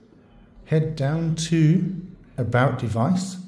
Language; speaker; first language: English; native; English